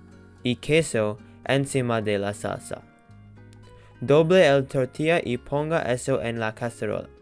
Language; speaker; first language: Spanish; non-native, learner; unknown